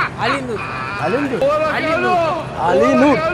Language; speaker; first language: Russian; non-native, learner; Bangla